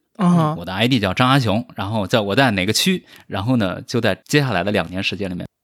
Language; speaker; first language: Chinese; native; Chinese